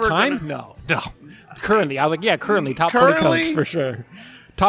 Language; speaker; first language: English; native; English